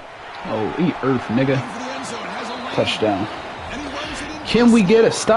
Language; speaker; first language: English; native; English